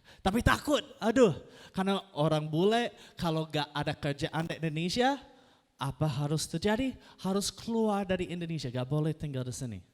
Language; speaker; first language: Indonesian; non-native, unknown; English